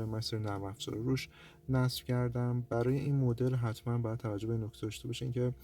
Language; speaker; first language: Persian; native; Persian